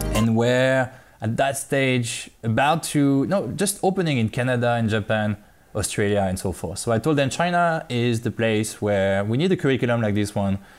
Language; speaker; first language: English; non-native, fluent; French